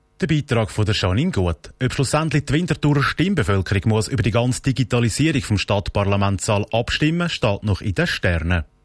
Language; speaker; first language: German; native; German